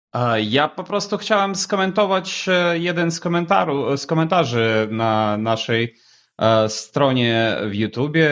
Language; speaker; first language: Polish; non-native, fluent; Ukrainian